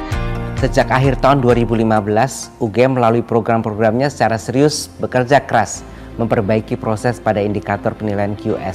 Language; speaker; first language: Indonesian; native; Indonesian